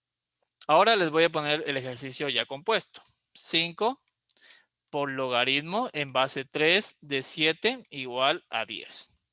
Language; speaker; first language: Spanish; native; Spanish